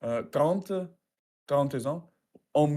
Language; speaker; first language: French; non-native, learner; Russian